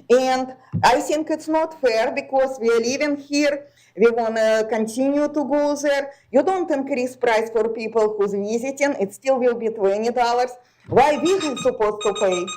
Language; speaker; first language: English; non-native, fluent; Russian